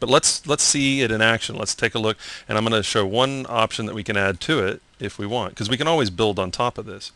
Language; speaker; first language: English; native; English